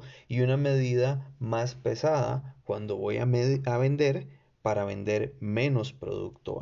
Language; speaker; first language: Spanish; native; Spanish